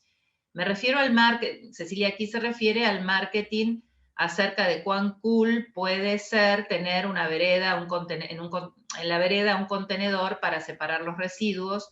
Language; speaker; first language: Spanish; native; Spanish